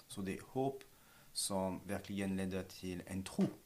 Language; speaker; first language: Swedish; non-native, fluent; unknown